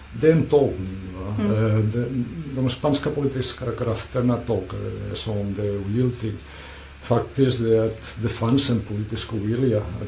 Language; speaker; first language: Swedish; non-native, fluent; Catalan